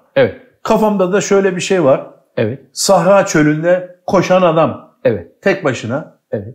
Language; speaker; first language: Turkish; native; Turkish